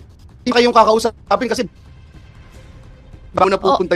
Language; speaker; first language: Filipino; native; Filipino